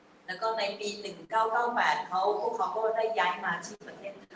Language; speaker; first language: Thai; native; Thai